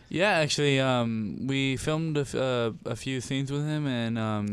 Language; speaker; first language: English; early bilingual, other home language; Spanish